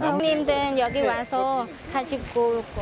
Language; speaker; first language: Korean; non-native, learner; Vietnamese